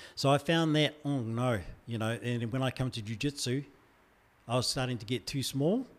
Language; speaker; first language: English; native; English